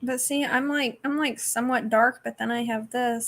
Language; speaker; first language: English; native; English